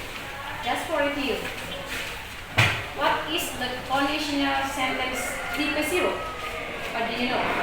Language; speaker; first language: English; non-native, learner; Indonesian